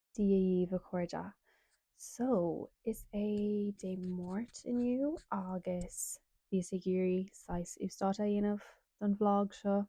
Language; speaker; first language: Irish; non-native, local second language; English